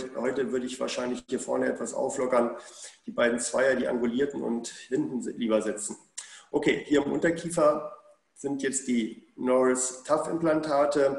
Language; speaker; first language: German; native; German